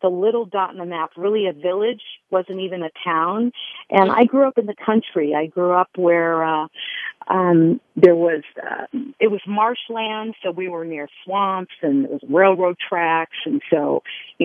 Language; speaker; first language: English; native; English